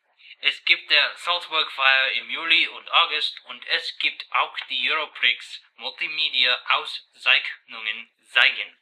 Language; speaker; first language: German; non-native, learner; English